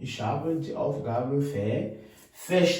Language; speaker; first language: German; non-native, fluent; French